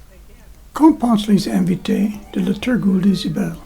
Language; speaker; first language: French; non-native, fluent; English